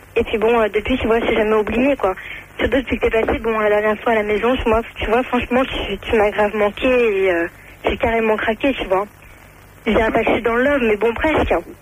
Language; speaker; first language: French; early bilingual, other home language; Arabic